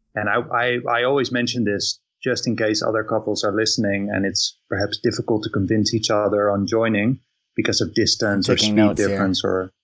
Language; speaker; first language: English; non-native, fluent; Dutch